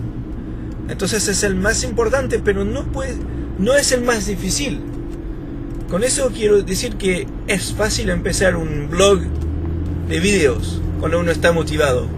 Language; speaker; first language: Spanish; non-native, fluent; French